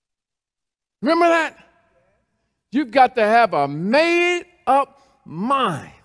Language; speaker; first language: English; native; English